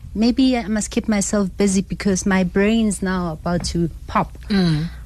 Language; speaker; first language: English; non-native, local second language; Zulu